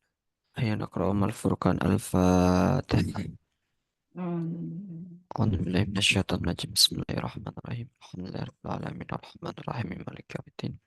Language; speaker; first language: Arabic; non-native, fluent; Indonesian